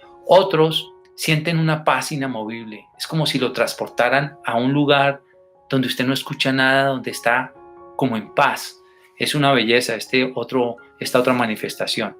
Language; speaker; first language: Spanish; native; Spanish